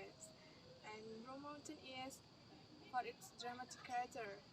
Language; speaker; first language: English; non-native, learner; Indonesian